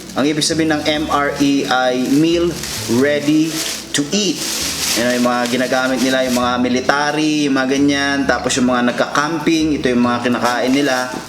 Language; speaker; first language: Filipino; native; Filipino